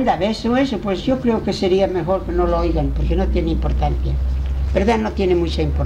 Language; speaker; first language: Spanish; early bilingual, heritage; Spanish